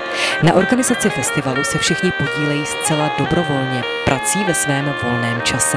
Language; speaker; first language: Czech; native; Czech